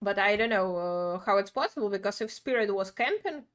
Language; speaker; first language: English; non-native, fluent; Russian